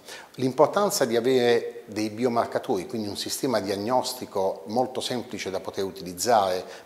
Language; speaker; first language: Italian; native; Italian